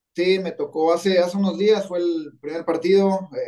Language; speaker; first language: Spanish; native; Spanish